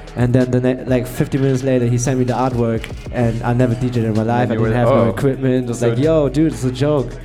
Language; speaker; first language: English; non-native, fluent; German